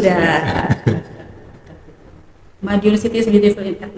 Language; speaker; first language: English; non-native, learner; Indonesian